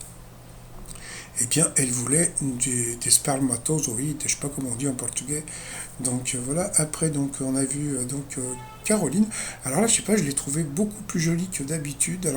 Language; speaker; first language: French; native; French